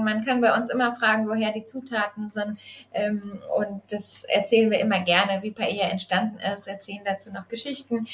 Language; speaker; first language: German; native; German